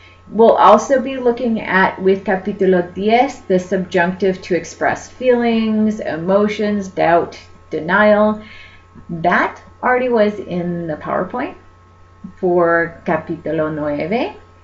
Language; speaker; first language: English; native; English